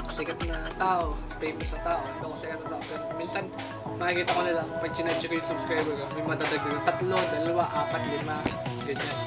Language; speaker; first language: Filipino; native; Filipino